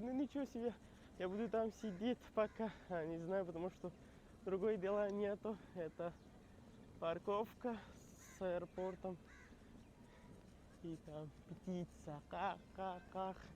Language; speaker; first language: Russian; non-native, learner; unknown